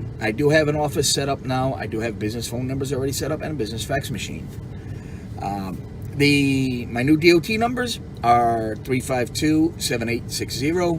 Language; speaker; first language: English; native; English